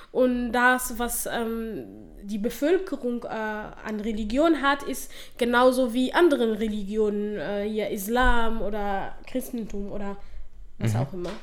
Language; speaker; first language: German; non-native, fluent; Somali